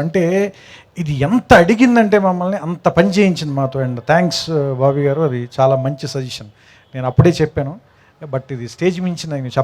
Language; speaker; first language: Telugu; native; Telugu